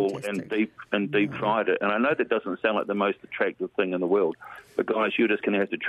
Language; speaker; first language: English; native; English